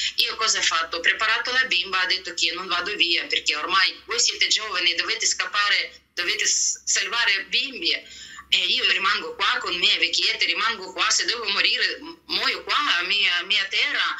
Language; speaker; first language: Italian; non-native, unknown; Russian